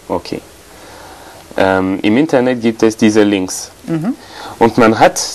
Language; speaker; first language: German; non-native, fluent; French